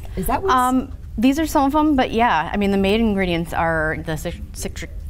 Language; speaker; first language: English; native; English